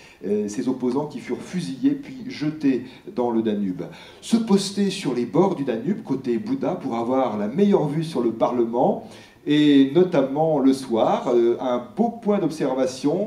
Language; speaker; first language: French; native; French